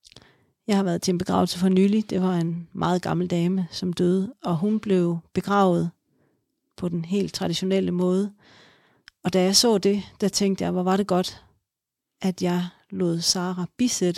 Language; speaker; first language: Danish; native; Danish